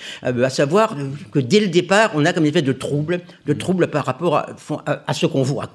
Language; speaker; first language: French; native; French